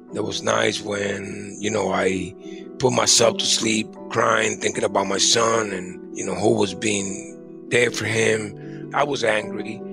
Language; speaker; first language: English; early bilingual, other home language; Spanish